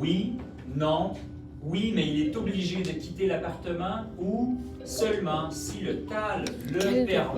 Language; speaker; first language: French; native; French